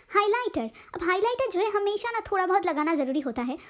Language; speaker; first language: Hindi; non-native, local second language; Bangla